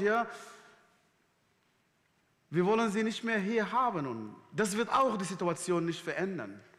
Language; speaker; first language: German; non-native, fluent; Arabic